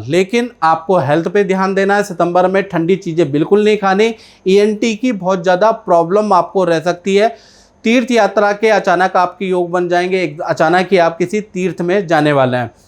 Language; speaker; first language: Hindi; native; Hindi